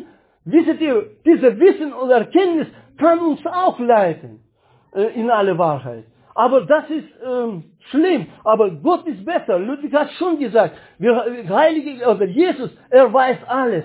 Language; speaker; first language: German; non-native, learner; Russian